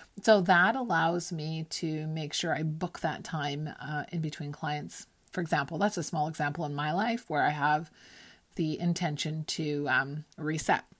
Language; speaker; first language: English; early bilingual, other home language; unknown